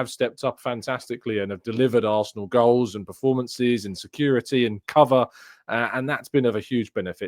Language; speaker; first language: English; native; English